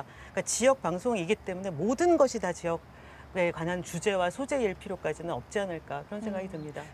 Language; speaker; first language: Korean; native; Korean